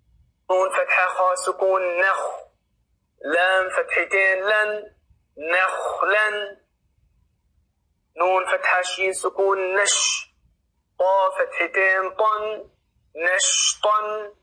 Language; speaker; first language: Arabic; non-native, fluent; Oromo